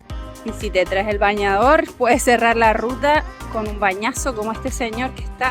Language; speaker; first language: Spanish; native; Spanish